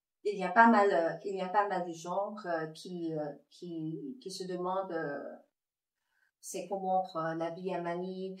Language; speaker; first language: French; non-native, fluent; Filipino